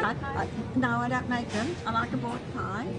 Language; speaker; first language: English; native; English